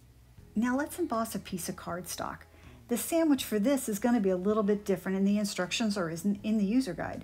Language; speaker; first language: English; native; English